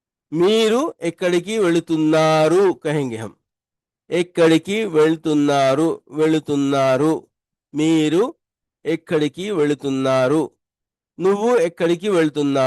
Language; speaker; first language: Telugu; non-native, local second language; Urdu